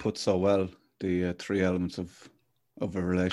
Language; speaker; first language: English; native; English